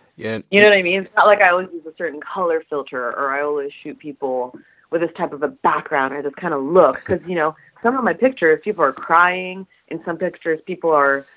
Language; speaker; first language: English; early bilingual, other home language; Polish